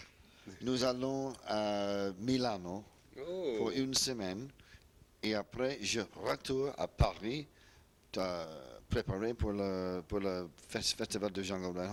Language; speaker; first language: French; non-native, learner; English